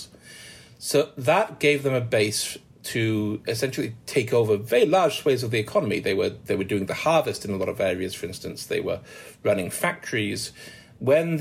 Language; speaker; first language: English; native; English